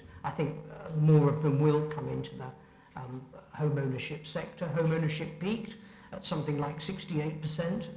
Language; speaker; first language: English; native; English